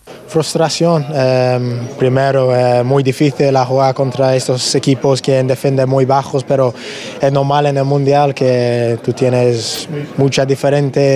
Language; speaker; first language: Spanish; non-native, learner; English